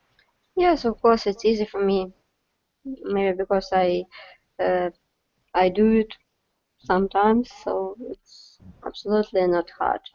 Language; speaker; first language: English; non-native, learner; Russian